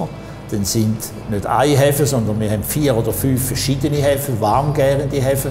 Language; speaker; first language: German; native; German